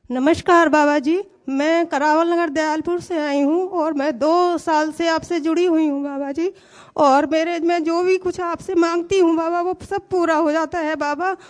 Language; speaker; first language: Hindi; native; Hindi